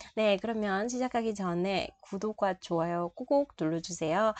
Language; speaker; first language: Korean; non-native, fluent; Vietnamese